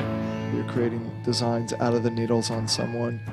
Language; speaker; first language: English; native; English